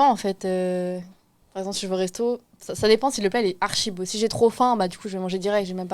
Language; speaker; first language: French; native; French